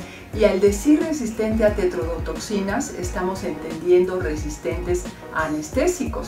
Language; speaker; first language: Spanish; native; Spanish